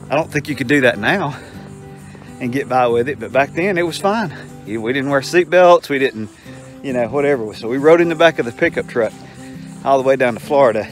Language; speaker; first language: English; native; English